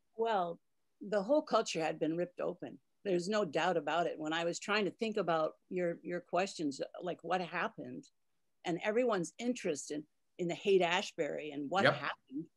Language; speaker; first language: English; native; English